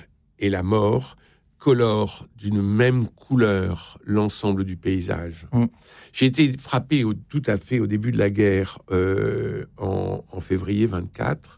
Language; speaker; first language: French; native; French